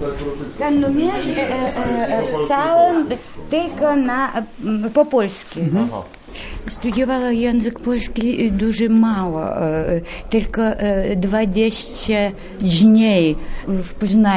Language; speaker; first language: Polish; non-native, learner; Russian